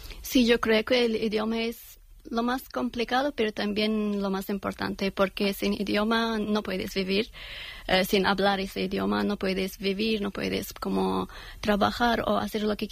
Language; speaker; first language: Spanish; non-native, learner; Persian